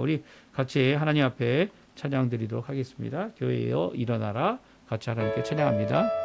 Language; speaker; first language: Korean; native; Korean